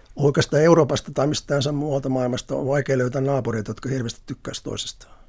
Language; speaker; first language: Finnish; native; Finnish